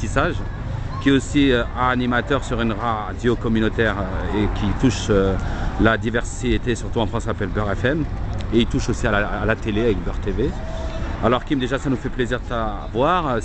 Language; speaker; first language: French; native; French